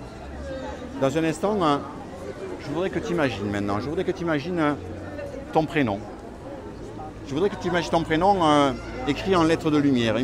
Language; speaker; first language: French; native; French